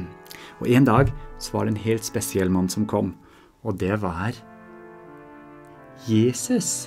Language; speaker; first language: Norwegian; native; Norwegian